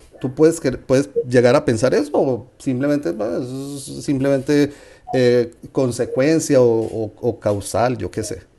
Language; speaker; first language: Spanish; native; Spanish